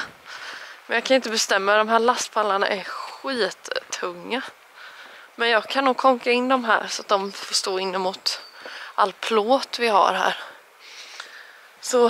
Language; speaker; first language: Swedish; native; Swedish